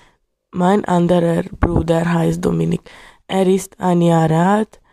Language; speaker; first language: German; non-native, learner; Hungarian